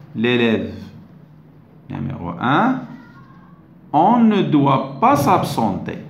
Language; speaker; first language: French; non-native, local second language; Arabic